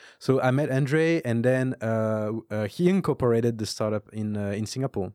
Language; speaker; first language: English; non-native, fluent; French